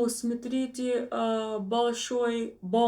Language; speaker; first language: Russian; non-native, learner; English